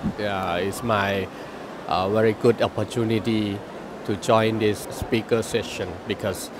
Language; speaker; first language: English; non-native, learner; Thai